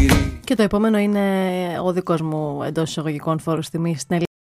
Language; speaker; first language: Greek; native; Greek